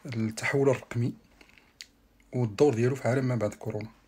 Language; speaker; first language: French; non-native, local second language; Arabic